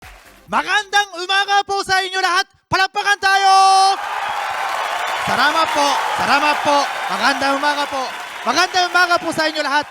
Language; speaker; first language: Filipino; non-native, learner; Japanese